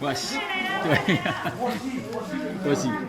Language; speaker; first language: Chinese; non-native, learner; English